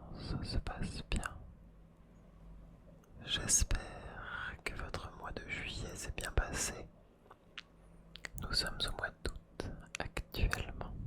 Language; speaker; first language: French; native; French